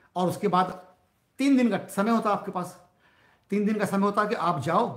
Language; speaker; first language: Hindi; native; Hindi